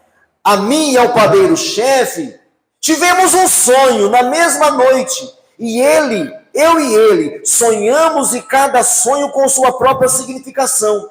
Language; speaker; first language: Portuguese; native; Portuguese